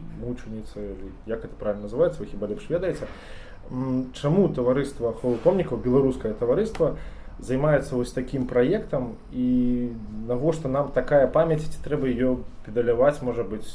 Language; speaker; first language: Belarusian; non-native, local second language; Russian